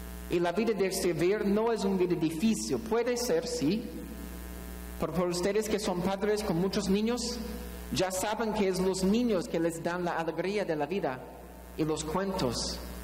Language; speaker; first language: Spanish; non-native, fluent; English